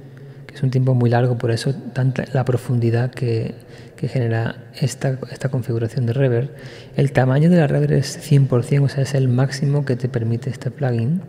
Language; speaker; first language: Spanish; native; Spanish